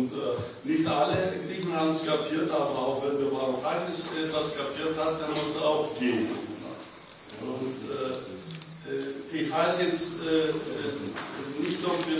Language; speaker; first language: German; non-native, fluent; Greek